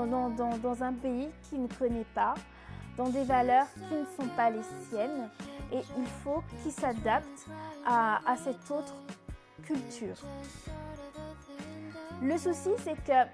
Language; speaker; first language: French; native; French